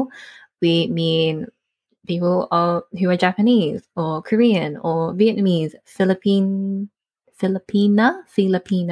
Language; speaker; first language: English; native; English